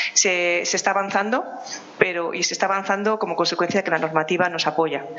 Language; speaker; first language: Spanish; native; Spanish